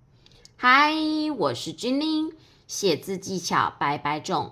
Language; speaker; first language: Chinese; native; Chinese